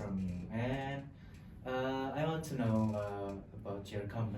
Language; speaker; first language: English; non-native, local second language; Indonesian